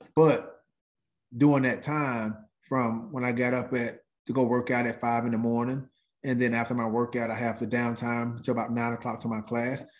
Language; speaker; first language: English; native; English